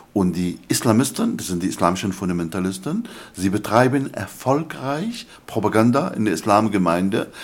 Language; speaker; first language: German; non-native, fluent; Arabic